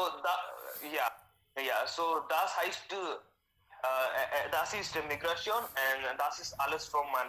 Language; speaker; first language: German; non-native, learner; Hindi